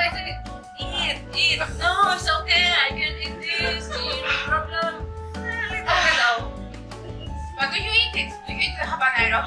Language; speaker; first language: English; non-native, learner; Indonesian